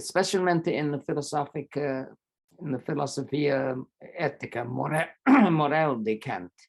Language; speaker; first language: Spanish; non-native, fluent; English